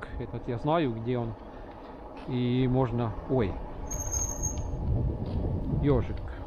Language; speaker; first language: Russian; non-native, local second language; Estonian